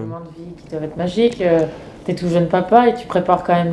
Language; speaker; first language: French; native; French